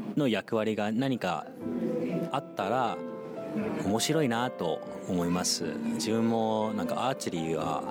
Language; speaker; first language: Japanese; non-native, fluent; English